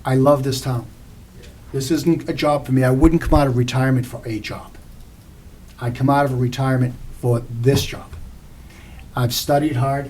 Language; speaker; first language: English; native; English